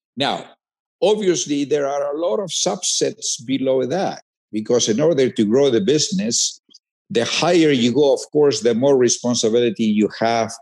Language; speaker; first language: English; non-native, fluent; Spanish